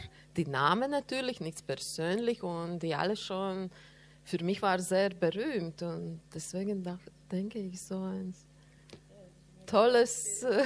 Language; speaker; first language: German; non-native, learner; Latvian